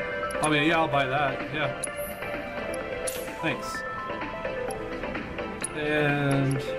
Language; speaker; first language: English; native; English